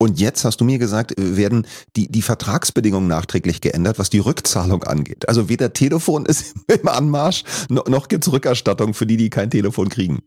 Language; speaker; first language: German; native; German